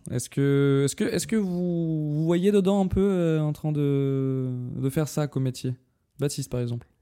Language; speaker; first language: French; non-native, fluent; Russian